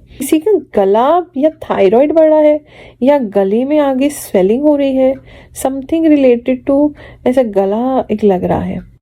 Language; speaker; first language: Hindi; native; Hindi